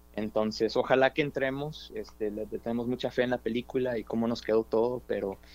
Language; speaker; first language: Spanish; early bilingual, heritage; Spanish